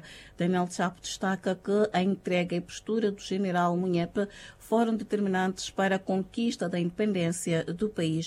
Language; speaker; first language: Portuguese; native; Portuguese